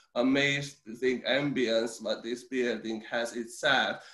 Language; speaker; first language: English; early bilingual, other home language; Hungarian